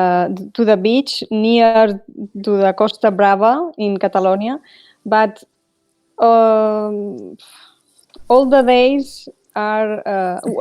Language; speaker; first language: English; non-native, learner; Spanish